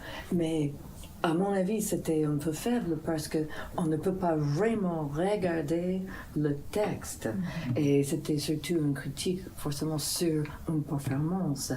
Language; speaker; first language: French; non-native, fluent; English